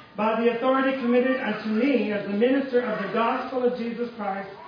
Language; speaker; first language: English; native; English